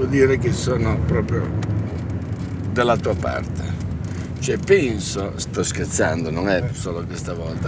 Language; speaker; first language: Italian; native; Italian